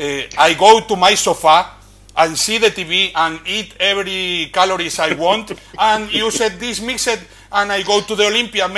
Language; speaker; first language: English; non-native, learner; Spanish